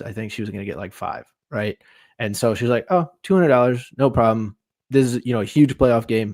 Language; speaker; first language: English; native; English